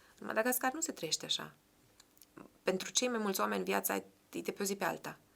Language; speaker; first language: Romanian; native; Romanian